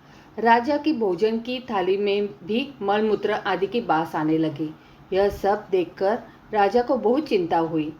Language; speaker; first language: Hindi; native; Hindi